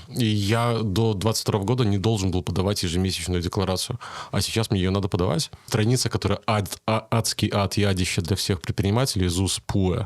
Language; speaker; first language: Russian; native; Russian